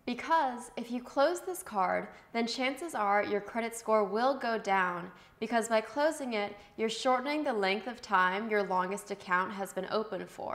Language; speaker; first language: English; native; English